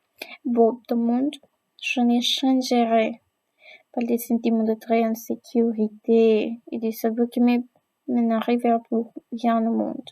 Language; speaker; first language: French; non-native, learner; Spanish